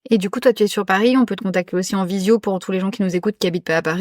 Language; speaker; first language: French; native; French